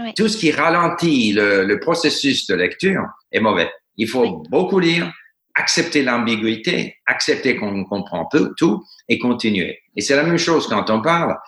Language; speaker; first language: French; non-native, fluent; English